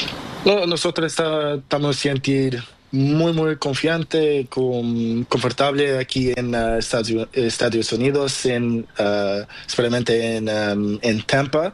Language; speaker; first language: Spanish; non-native, learner; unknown